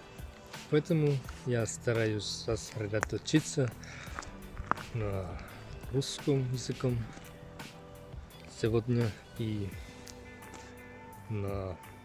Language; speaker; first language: Russian; non-native, learner; Finnish